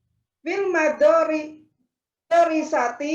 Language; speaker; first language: Arabic; non-native, learner; Indonesian